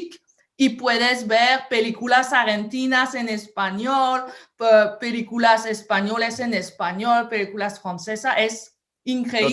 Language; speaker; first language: Spanish; non-native, fluent; French